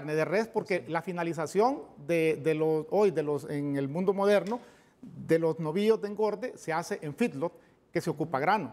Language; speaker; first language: Spanish; native; Spanish